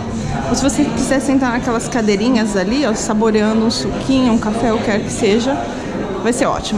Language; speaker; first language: Portuguese; native; Portuguese